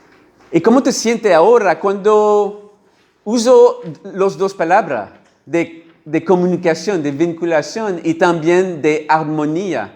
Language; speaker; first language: Spanish; non-native, learner; French